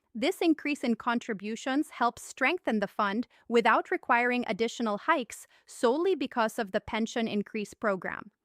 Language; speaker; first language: English; non-native, local second language; Filipino